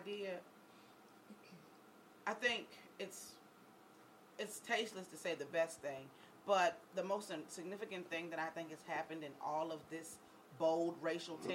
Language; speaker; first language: English; native; English